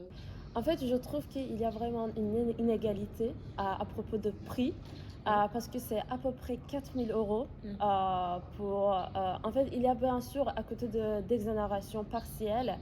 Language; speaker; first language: French; non-native, fluent; Azerbaijani